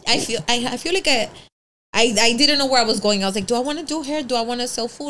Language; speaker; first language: English; early bilingual, other home language; Spanish